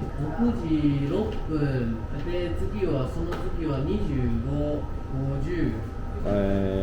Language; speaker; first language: Japanese; native; Japanese